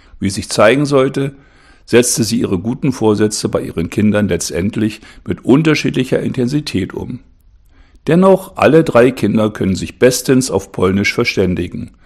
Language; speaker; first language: German; native; German